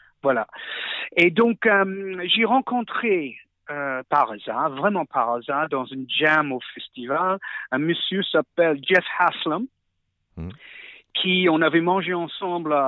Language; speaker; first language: French; non-native, fluent; English